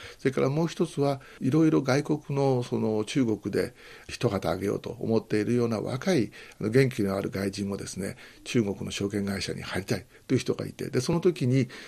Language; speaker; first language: Japanese; native; Japanese